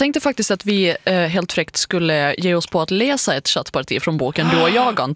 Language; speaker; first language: Swedish; native; Swedish